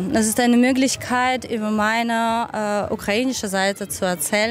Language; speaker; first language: German; non-native, fluent; Ukrainian